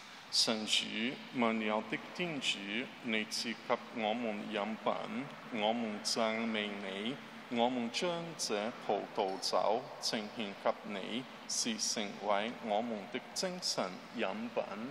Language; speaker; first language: Chinese; non-native, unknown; Portuguese